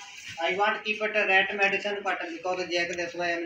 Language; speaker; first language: English; non-native, learner; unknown